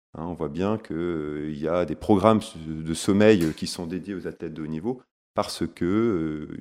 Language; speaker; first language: French; native; French